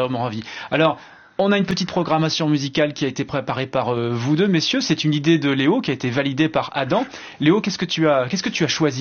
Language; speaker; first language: French; native; French